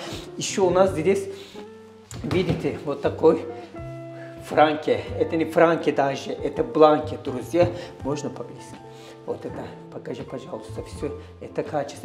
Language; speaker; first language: Russian; non-native, learner; Turkish